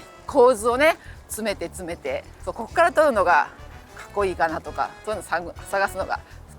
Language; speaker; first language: Japanese; native; Japanese